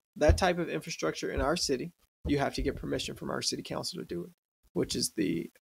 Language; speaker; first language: English; native; English